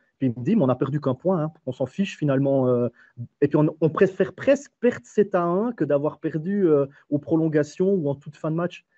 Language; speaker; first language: French; native; French